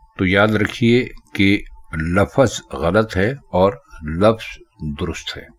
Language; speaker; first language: Urdu; native; Urdu